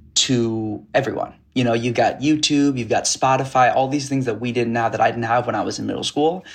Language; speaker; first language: English; native; English